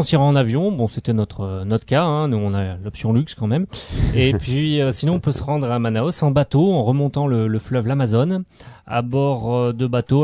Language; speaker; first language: French; native; French